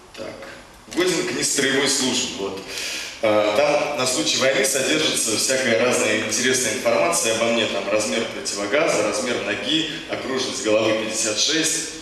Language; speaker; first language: Russian; native; Russian